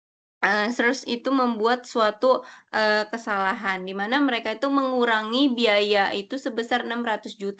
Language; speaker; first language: Indonesian; native; Indonesian